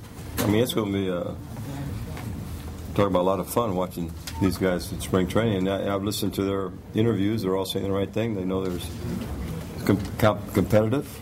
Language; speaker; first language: English; native; English